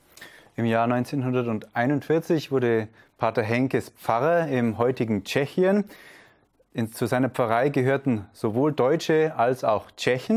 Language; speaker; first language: German; native; German